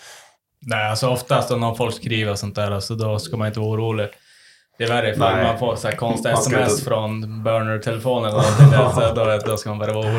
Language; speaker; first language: Swedish; native; Swedish